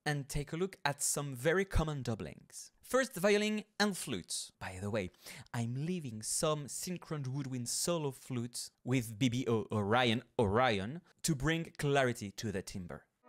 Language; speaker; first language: English; non-native, fluent; French